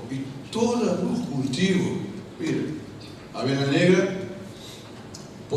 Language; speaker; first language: Spanish; non-native, fluent; Portuguese